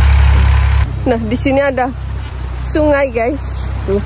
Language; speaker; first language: Indonesian; native; Indonesian